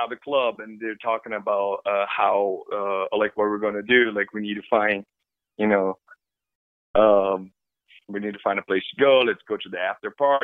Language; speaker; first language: English; non-native, fluent; Portuguese